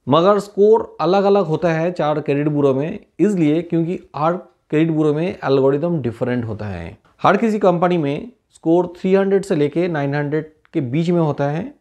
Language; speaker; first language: Hindi; non-native, local second language; Bangla